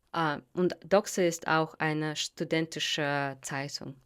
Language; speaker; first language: German; non-native, fluent; Russian